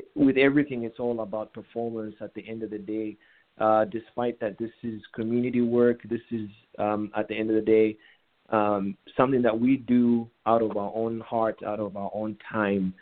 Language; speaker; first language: English; non-native, local second language; Bemba